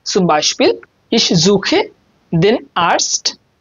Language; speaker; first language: German; non-native, learner; Bangla